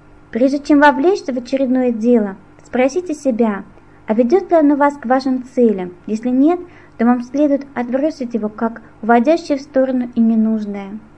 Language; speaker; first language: Russian; native; Russian